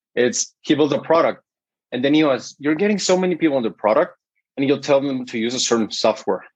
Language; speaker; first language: English; non-native, fluent; Spanish